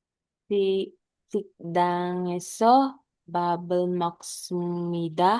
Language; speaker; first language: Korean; non-native, learner; Indonesian